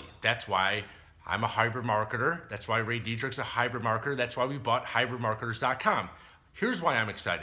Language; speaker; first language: English; native; English